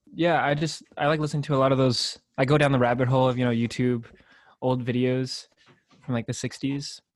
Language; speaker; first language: English; native; English